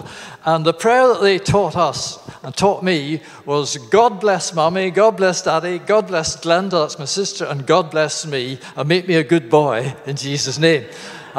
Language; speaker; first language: English; native; English